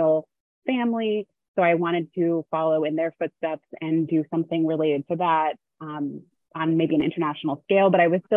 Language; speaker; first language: English; native; English